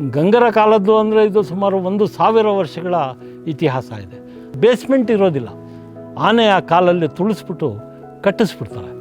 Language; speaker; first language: Kannada; native; Kannada